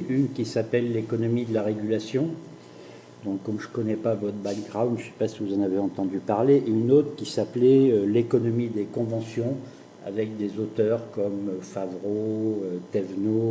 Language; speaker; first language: French; native; French